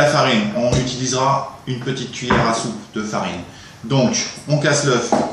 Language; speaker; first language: French; native; French